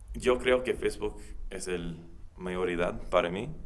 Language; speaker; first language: Spanish; non-native, learner; English